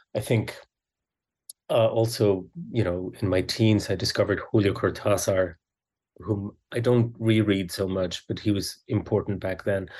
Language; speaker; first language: English; early bilingual, other home language; Swedish